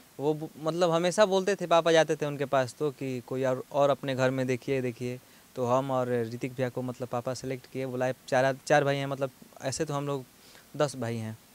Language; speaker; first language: Hindi; non-native, local second language; Bhojpuri